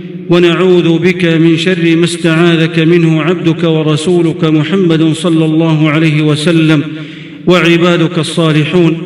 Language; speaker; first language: Arabic; native; Arabic